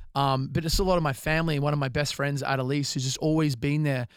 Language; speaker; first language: English; native; English